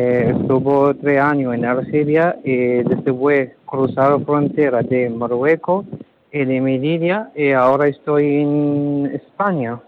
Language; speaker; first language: Spanish; non-native, learner; Arabic